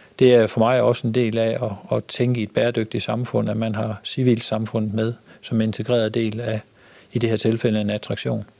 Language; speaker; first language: Danish; native; Danish